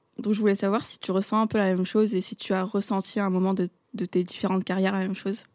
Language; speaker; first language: French; non-native, local second language; Arabic